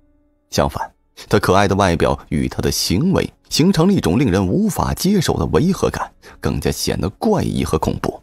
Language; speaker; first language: Chinese; native; Chinese